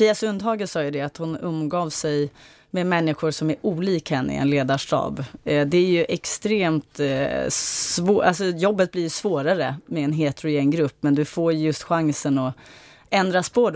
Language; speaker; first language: Swedish; native; Swedish